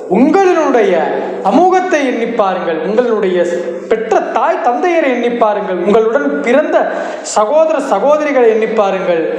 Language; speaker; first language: Tamil; non-native, local second language; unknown